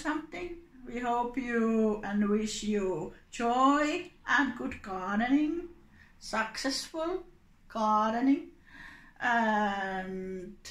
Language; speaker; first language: English; non-native, learner; Finnish